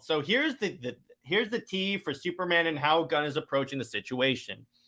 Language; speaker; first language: English; native; English